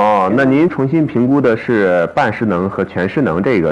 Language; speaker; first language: Chinese; native; Chinese